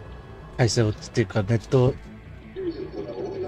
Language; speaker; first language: Japanese; native; Japanese